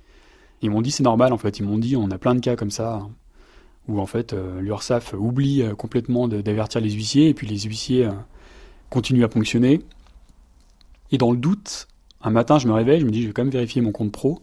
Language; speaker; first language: French; native; French